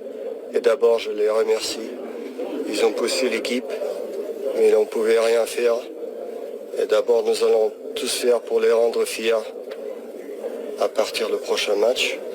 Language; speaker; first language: French; non-native, fluent; Russian